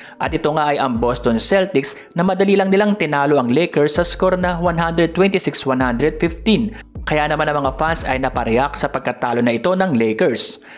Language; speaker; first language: Filipino; native; Filipino